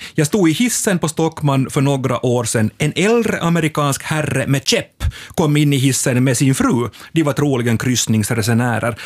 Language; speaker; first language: Swedish; native; Swedish